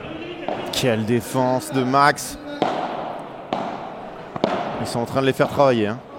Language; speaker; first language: French; native; French